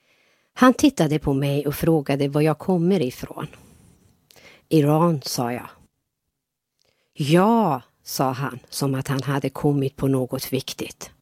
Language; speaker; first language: Swedish; non-native, fluent; Persian